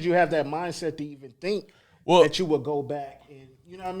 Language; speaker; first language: English; native; English